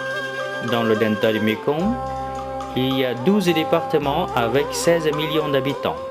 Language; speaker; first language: French; non-native, fluent; Vietnamese